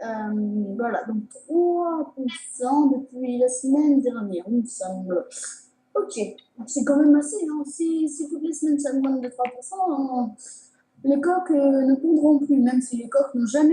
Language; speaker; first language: French; native; French